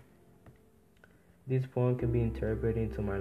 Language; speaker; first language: English; non-native, fluent; Spanish